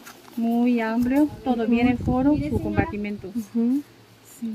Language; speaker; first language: Spanish; non-native, learner; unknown